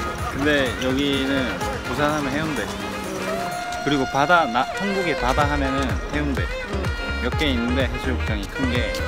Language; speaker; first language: Korean; non-native, fluent; Swedish